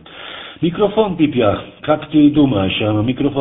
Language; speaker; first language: Russian; non-native, learner; German